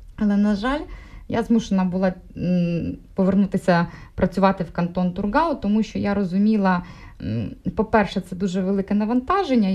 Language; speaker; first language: Ukrainian; non-native, local second language; Russian